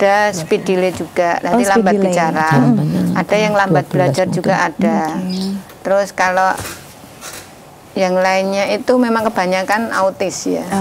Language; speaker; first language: Indonesian; native; Indonesian